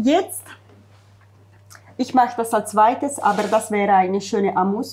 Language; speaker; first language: German; non-native, fluent; Italian